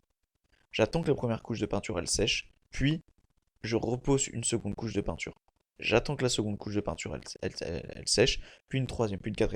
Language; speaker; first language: French; native; French